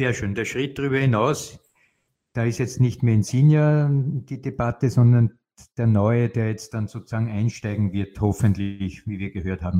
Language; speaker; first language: German; native; German